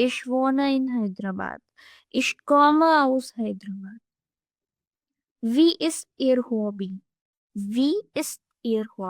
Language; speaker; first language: German; non-native, fluent; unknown